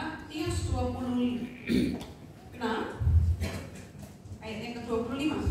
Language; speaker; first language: Indonesian; native; Indonesian